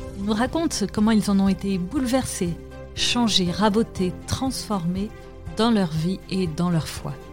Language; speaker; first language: French; native; French